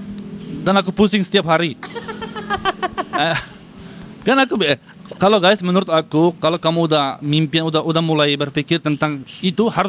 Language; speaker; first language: Indonesian; non-native, learner; Turkish